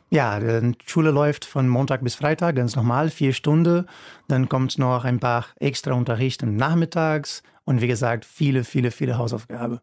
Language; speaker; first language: German; non-native, fluent; Portuguese